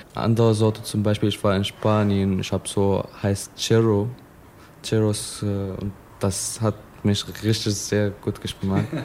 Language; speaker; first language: German; non-native, fluent; Arabic